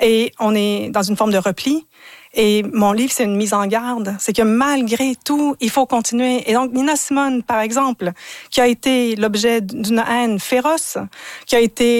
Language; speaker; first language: French; native; French